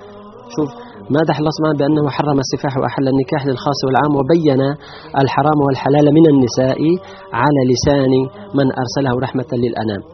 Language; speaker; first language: Arabic; native; Arabic